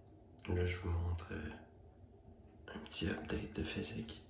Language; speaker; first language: French; native; French